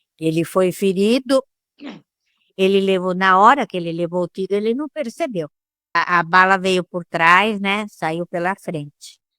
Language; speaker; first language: Portuguese; early bilingual, other home language; Italian